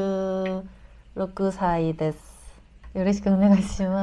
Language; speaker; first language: Japanese; non-native, learner; Korean